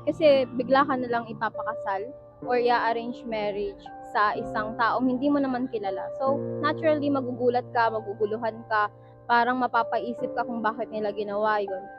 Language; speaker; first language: Filipino; native; Filipino